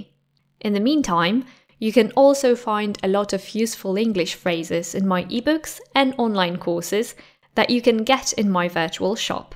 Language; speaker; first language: English; non-native, fluent; Polish